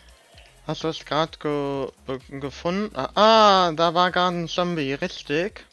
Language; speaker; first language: German; native; German